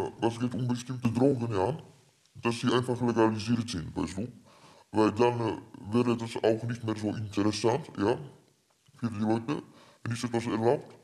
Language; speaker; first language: German; non-native, fluent; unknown